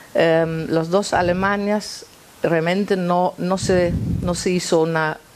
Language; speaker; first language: Spanish; non-native, fluent; German